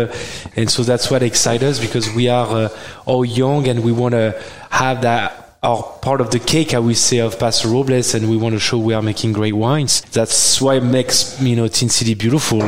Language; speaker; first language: English; non-native, fluent; French